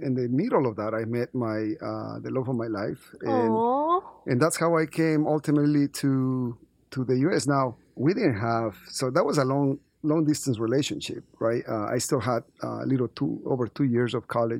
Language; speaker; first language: English; non-native, fluent; Spanish